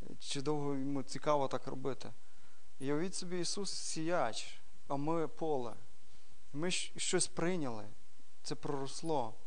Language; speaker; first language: Ukrainian; non-native, local second language; Russian